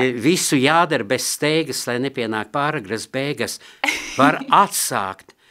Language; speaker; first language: Latvian; non-native, local second language; Russian